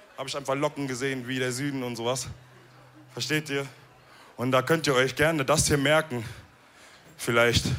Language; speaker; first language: German; early bilingual, other home language; Wolof